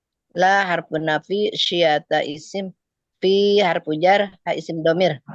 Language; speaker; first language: Arabic; non-native, learner; Indonesian